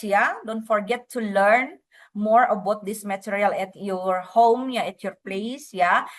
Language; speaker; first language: English; non-native, fluent; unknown